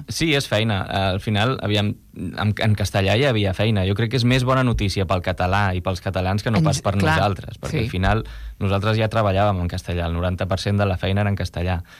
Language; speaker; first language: Catalan; non-native, local second language; Spanish